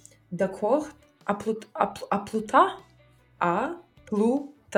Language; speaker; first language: French; non-native, learner; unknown